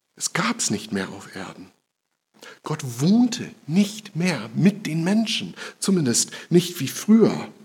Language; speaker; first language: German; non-native, fluent; English